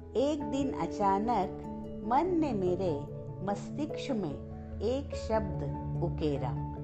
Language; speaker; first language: Hindi; non-native, local second language; Kannada